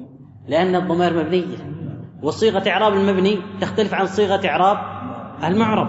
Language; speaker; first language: Arabic; native; Arabic